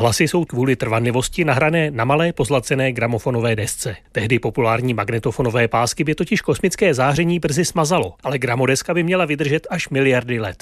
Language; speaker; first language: Czech; native; Czech